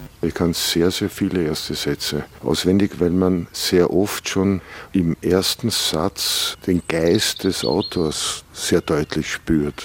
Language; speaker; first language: German; native; German